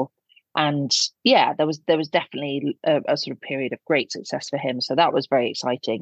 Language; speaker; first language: English; native; English